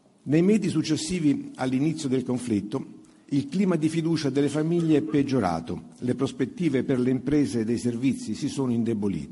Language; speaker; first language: Italian; native; Italian